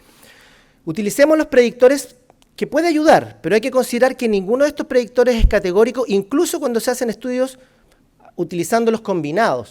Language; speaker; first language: Spanish; native; Spanish